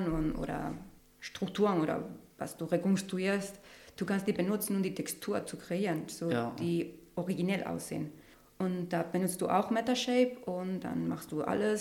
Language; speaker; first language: German; non-native, learner; Spanish